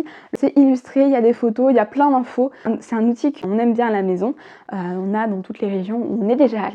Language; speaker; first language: French; native; French